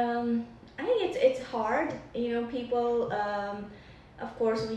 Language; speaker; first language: English; non-native, local second language; Nepali